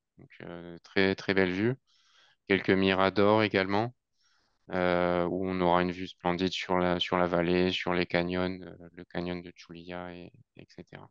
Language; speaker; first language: French; native; French